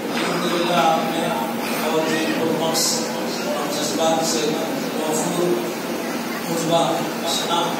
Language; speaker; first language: Urdu; native; Urdu